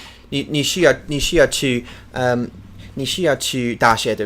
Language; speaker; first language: Chinese; non-native, learner; English